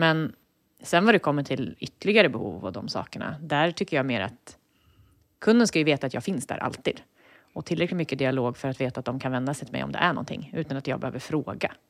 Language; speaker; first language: Swedish; native; Swedish